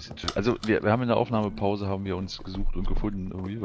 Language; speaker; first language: German; native; German